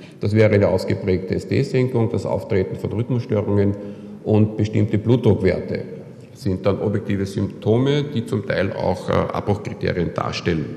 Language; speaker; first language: German; native; German